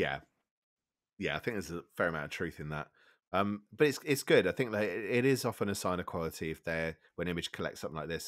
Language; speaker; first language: English; native; English